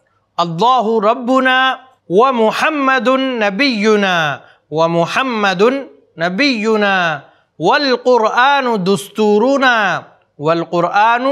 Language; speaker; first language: Arabic; non-native, fluent; Urdu